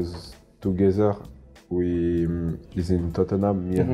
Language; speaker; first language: English; non-native, learner; French